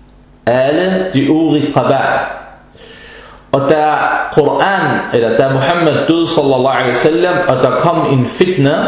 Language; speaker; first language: Danish; early bilingual, other home language; Arabic